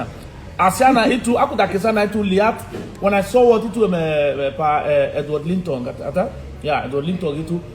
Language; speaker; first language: Indonesian; non-native, fluent; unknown